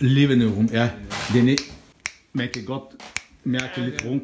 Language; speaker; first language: Danish; non-native, fluent; Bulgarian